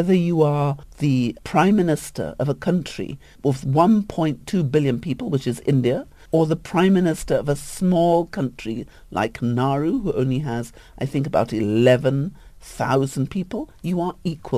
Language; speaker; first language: English; native; English